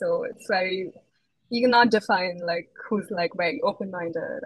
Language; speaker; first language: English; non-native, local second language; Hindi